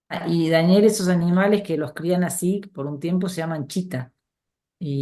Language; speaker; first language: Spanish; native; Spanish